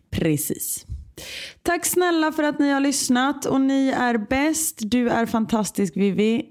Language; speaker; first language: Swedish; native; Swedish